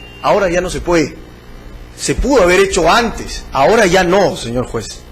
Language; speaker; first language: Spanish; native; Spanish